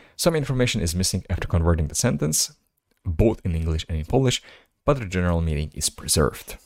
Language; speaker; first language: English; non-native, fluent; Slovak